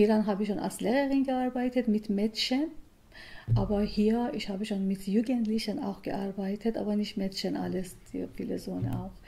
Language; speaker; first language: German; non-native, learner; Persian